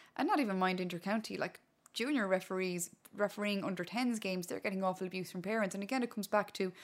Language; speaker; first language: English; non-native, local second language; Irish